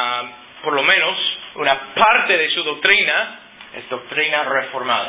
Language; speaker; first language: Spanish; non-native, fluent; English